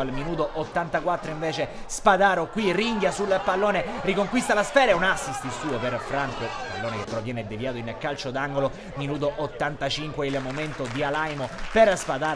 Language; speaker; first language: Italian; native; Italian